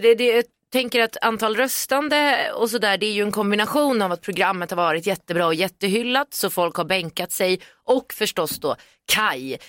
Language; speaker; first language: Swedish; native; Swedish